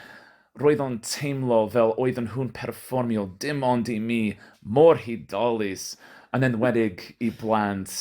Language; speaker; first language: Welsh; non-native, learner; English